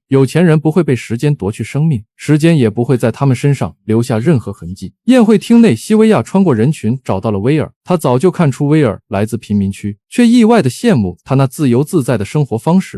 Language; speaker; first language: Chinese; native; Chinese